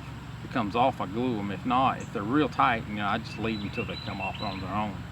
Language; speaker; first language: English; native; English